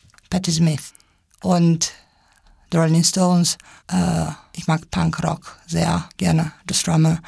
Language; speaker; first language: German; non-native, fluent; Italian